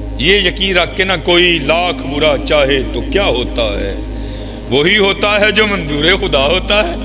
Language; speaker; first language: Urdu; non-native, local second language; Punjabi